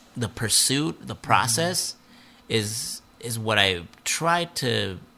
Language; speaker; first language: English; early bilingual, other home language; Spanish